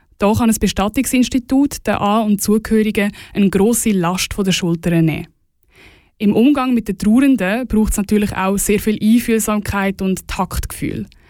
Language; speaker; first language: German; native; German